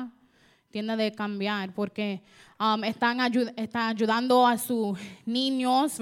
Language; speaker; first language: Spanish; early bilingual, heritage; Spanish